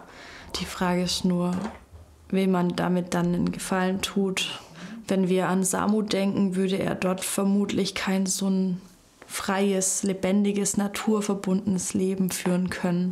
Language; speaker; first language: German; native; German